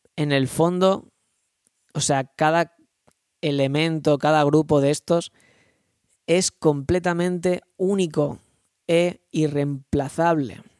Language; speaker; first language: Spanish; native; Spanish